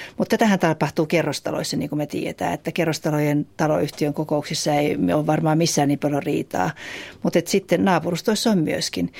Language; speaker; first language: Finnish; native; Finnish